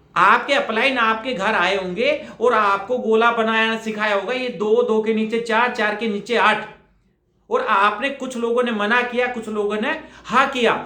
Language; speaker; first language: Hindi; native; Hindi